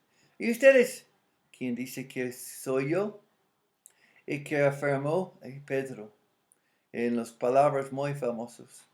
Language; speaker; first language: Spanish; non-native, fluent; English